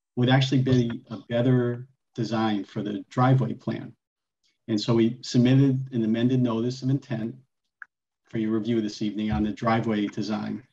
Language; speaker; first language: English; native; English